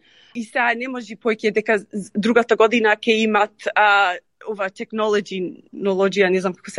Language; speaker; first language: Macedonian; early bilingual, heritage; Macedonian